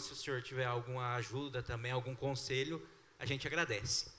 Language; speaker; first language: Portuguese; native; Portuguese